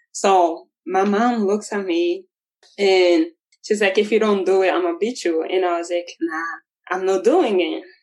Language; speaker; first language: English; non-native, local second language; Kinyarwanda